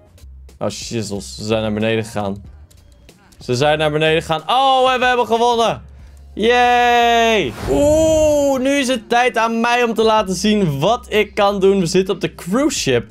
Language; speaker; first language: Dutch; native; Dutch